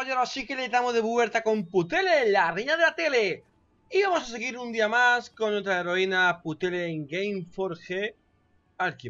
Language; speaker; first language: Spanish; native; Spanish